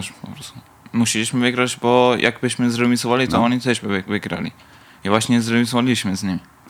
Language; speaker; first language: Polish; non-native, fluent; Persian